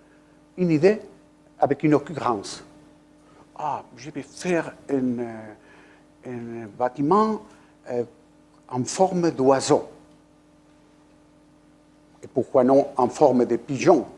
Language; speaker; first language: French; non-native, fluent; Spanish